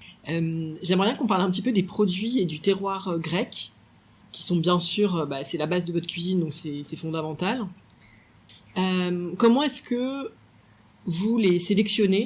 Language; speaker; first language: French; native; French